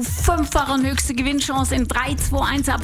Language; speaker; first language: German; native; German